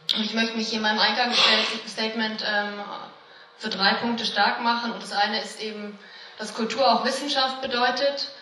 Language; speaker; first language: German; native; German